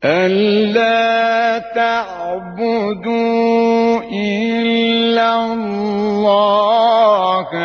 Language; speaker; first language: Arabic; native; Arabic